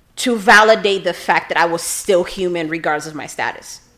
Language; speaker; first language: English; non-native, fluent; Portuguese